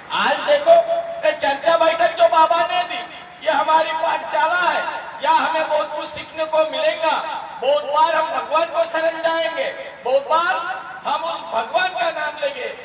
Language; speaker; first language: Hindi; non-native, local second language; Marathi